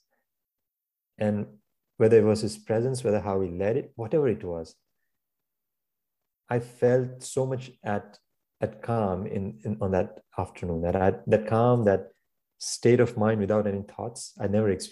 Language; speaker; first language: English; non-native, local second language; Gujarati